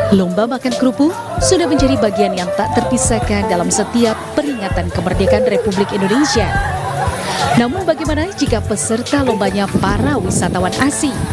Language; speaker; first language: Indonesian; native; Indonesian